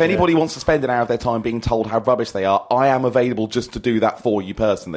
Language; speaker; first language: English; native; English